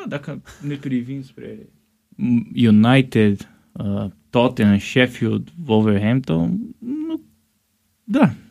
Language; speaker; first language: Romanian; non-native, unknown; Portuguese